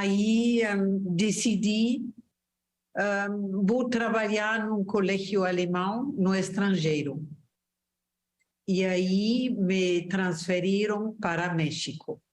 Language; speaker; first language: Portuguese; non-native, fluent; German